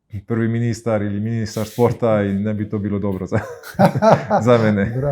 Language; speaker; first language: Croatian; early bilingual, heritage; Croatian